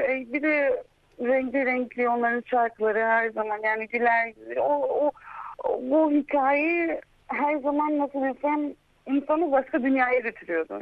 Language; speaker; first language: Turkish; early bilingual, heritage; Turkish